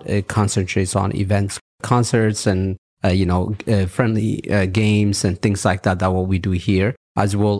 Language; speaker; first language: English; early bilingual, other home language; Amharic